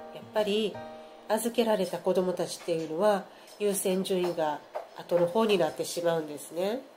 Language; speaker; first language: Japanese; native; Japanese